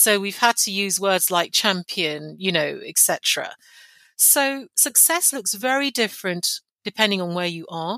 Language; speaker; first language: English; non-native, local second language; Yoruba